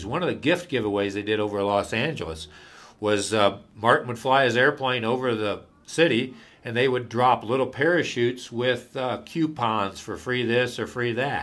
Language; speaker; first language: English; native; English